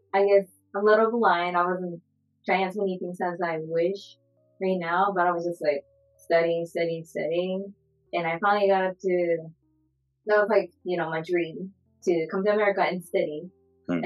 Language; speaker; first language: English; non-native, fluent; Japanese